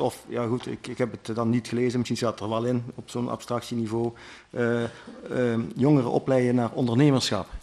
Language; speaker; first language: Dutch; native; Dutch